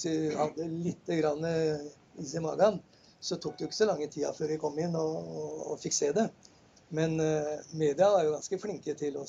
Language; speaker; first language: Norwegian; native; Norwegian